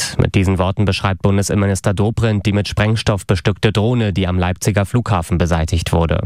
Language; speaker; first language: German; native; German